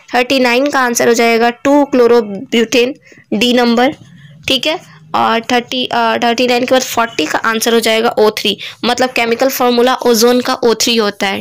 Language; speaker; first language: Hindi; native; Hindi